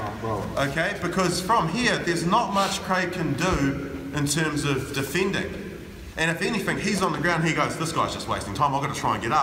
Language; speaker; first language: English; native; English